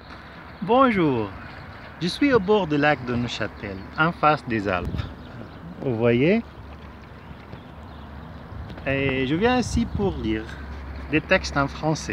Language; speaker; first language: French; non-native, fluent; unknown